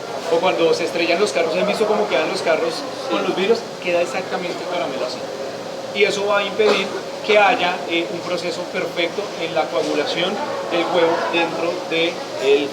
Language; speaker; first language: Spanish; native; Spanish